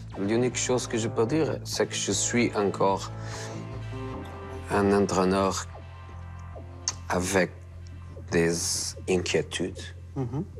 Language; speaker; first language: French; non-native, fluent; Portuguese